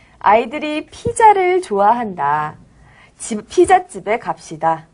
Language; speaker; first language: Korean; native; Korean